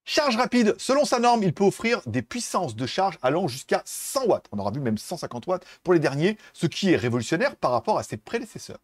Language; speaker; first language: French; native; French